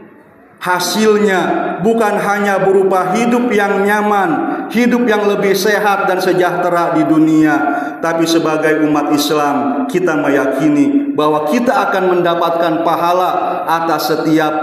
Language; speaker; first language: Indonesian; native; Indonesian